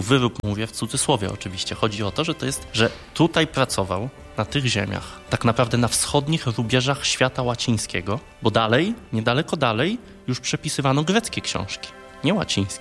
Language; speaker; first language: Polish; native; Polish